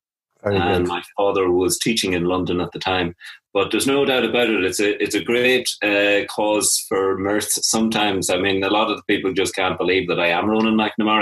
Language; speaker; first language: English; native; English